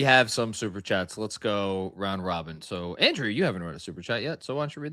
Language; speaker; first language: English; native; English